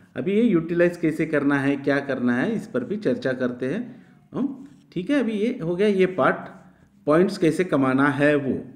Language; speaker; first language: Hindi; non-native, local second language; Marathi